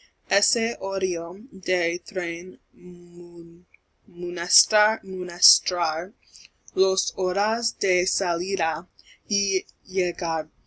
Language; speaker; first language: Spanish; non-native, learner; English